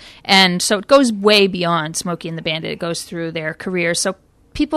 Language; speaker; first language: English; native; English